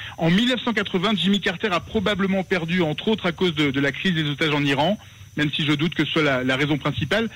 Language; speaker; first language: French; native; French